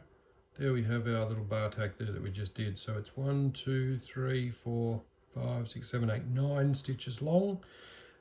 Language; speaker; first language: English; native; English